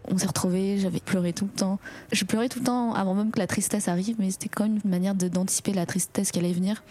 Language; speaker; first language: French; early bilingual, other home language; Chinese